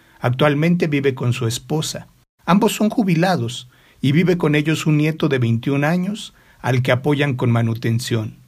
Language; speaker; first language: Spanish; native; Spanish